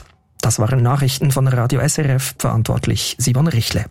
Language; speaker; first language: German; native; German